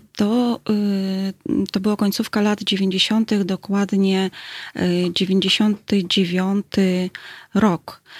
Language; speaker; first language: Polish; early bilingual, heritage; Russian